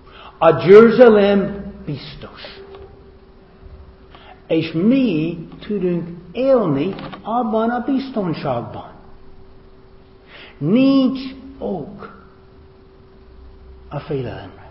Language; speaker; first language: Hungarian; non-native, fluent; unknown